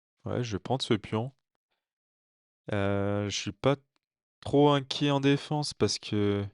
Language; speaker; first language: French; native; French